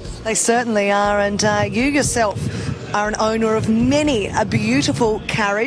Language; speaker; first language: English; native; English